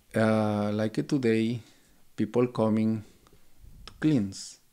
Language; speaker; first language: English; non-native, learner; Spanish